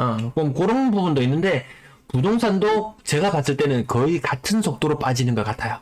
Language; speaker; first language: Korean; native; Korean